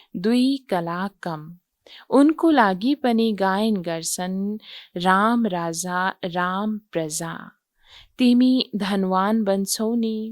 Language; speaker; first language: Nepali; native; Nepali